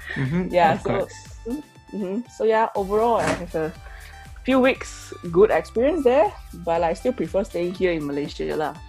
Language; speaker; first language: English; non-native, local second language; Chinese